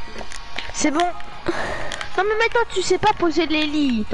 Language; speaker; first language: French; native; French